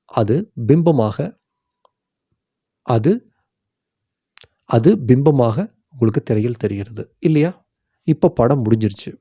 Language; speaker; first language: Tamil; native; Tamil